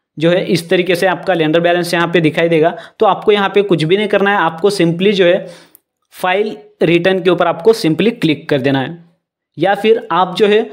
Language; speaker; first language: Hindi; non-native, local second language; Marathi